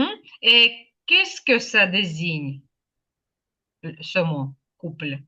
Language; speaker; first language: French; non-native, fluent; Ukrainian